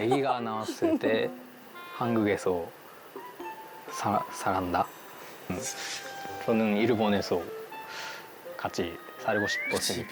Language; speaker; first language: Korean; non-native, learner; Japanese